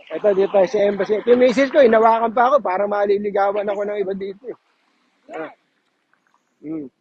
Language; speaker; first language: Filipino; native; Filipino